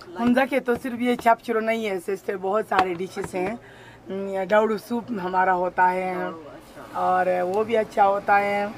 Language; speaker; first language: Urdu; non-native, local second language; Burmese